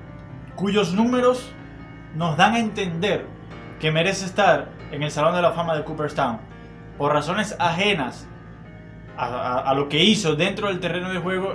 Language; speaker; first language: Spanish; native; Spanish